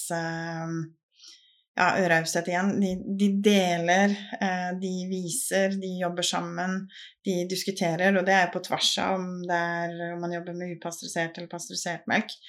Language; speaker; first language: Norwegian; native; Norwegian